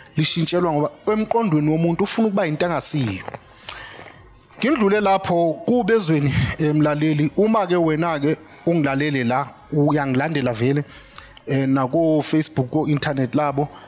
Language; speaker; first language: Zulu; native; Zulu